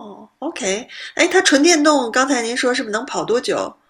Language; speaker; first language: Chinese; native; Chinese